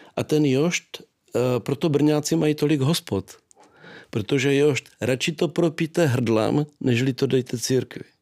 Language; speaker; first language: Czech; native; Czech